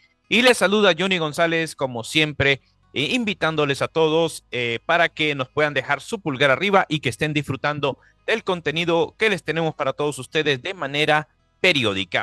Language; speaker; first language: Spanish; native; Spanish